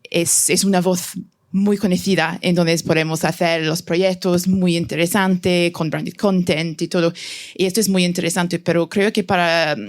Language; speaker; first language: Spanish; non-native, fluent; French